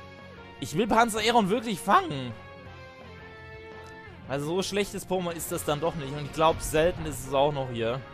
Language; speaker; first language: German; native; German